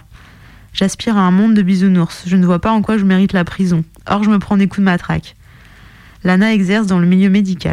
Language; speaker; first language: French; native; French